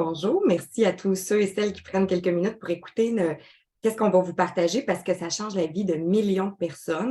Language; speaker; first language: French; native; French